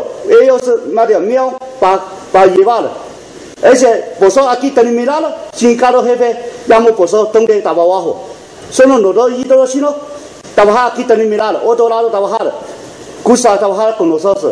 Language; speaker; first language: Spanish; non-native, learner; Chinese